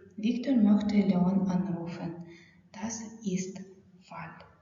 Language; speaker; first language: German; non-native, fluent; Ukrainian